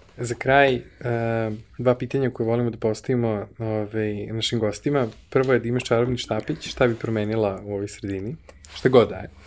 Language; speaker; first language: Serbian; native; Serbian